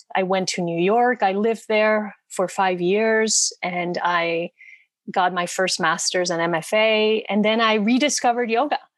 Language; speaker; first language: English; non-native, fluent; Spanish